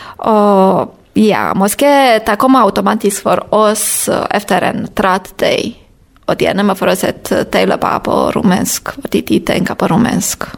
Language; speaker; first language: Danish; non-native, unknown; Romanian